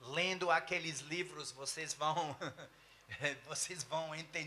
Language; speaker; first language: Portuguese; non-native, fluent; English